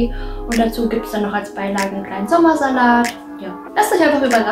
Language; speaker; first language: German; native; German